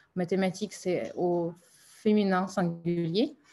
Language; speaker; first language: French; non-native, fluent; Russian